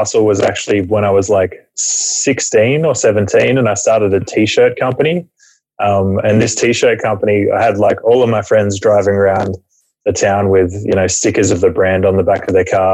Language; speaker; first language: English; native; English